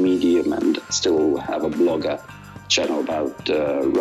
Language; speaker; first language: English; non-native, fluent; Russian